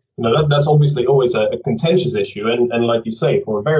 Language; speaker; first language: English; early bilingual, other home language; Dutch